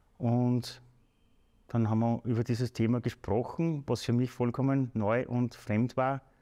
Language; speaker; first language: German; native; German